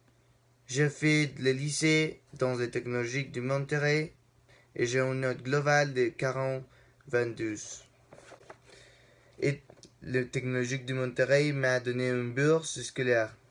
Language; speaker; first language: French; non-native, learner; Spanish